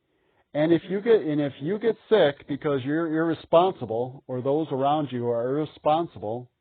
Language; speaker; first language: English; native; English